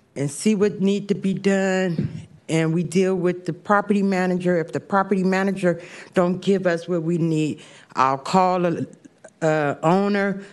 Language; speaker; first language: English; native; English